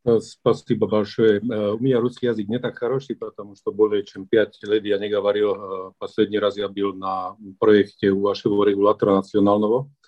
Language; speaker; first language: Russian; non-native, fluent; Slovak